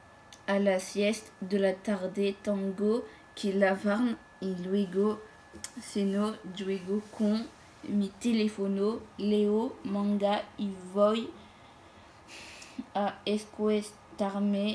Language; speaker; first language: Spanish; non-native, learner; French